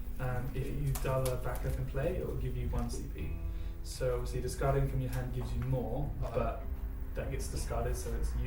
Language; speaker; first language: English; native; English